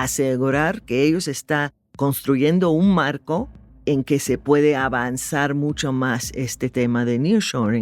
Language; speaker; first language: Spanish; non-native, fluent; English